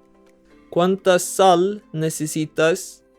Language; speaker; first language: Spanish; non-native, fluent; English